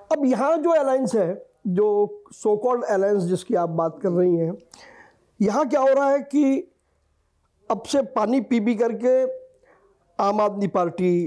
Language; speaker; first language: Hindi; native; Hindi